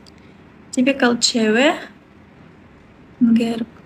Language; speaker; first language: Indonesian; non-native, learner; Russian